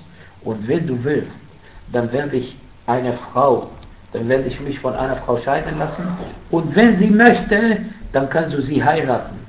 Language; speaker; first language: German; non-native, fluent; Arabic